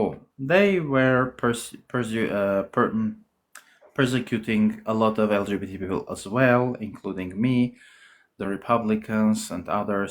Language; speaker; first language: English; non-native, fluent; Armenian